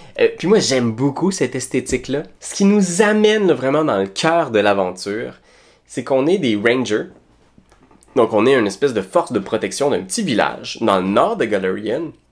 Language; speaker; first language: French; native; French